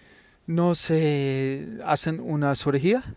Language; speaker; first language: Spanish; non-native, learner; English